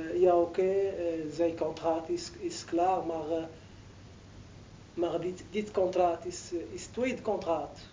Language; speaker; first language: Dutch; non-native, learner; Arabic